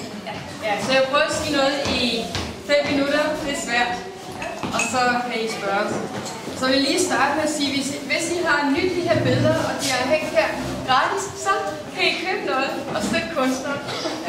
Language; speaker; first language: Danish; non-native, fluent; English